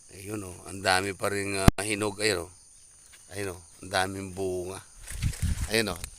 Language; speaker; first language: Filipino; non-native, local second language; Cebuano